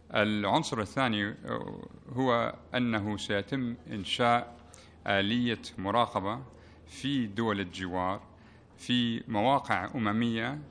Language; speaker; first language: Arabic; native; Arabic